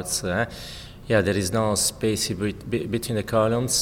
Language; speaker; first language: English; non-native, fluent; Italian